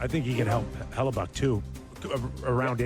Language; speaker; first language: English; native; English